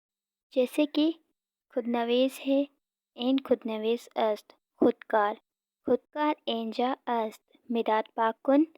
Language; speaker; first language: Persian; non-native, fluent; Urdu